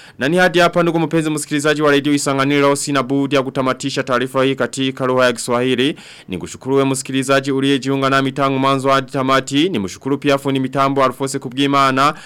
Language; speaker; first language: Swahili; non-native, local second language; Rundi